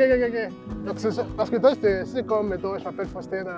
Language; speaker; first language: French; non-native, fluent; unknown